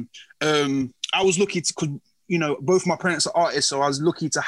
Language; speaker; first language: English; native; English